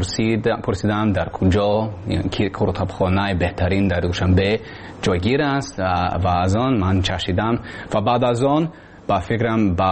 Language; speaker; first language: Persian; non-native, learner; English